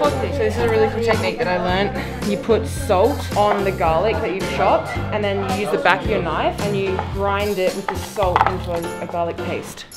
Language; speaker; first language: English; native; English